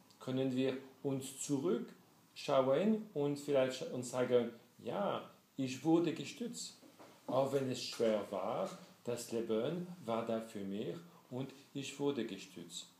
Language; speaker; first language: German; non-native, fluent; French